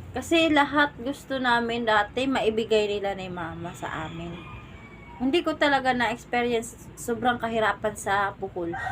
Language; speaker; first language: Filipino; non-native, local second language; Cebuano